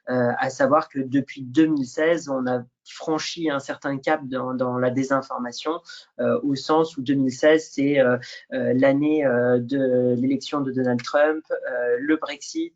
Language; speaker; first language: French; native; French